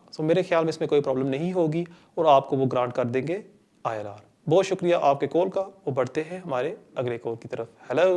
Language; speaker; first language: Urdu; non-native, local second language; Punjabi